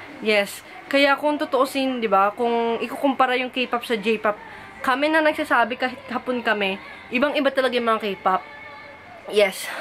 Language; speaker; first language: Filipino; early bilingual, heritage; Filipino